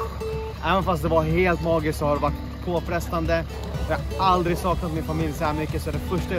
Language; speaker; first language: Swedish; native; Swedish